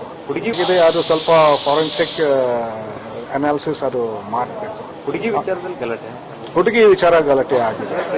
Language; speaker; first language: Kannada; non-native, fluent; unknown